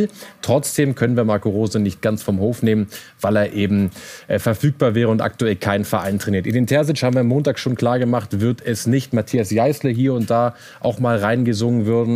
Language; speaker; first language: German; native; German